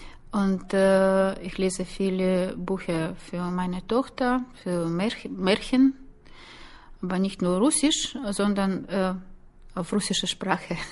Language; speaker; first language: German; non-native, learner; Russian